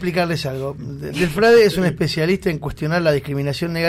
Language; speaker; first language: Spanish; native; Spanish